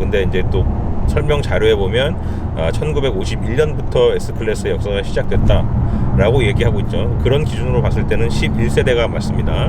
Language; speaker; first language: Korean; native; Korean